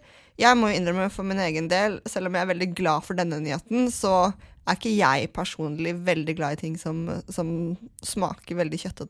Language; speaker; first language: Norwegian; native; Norwegian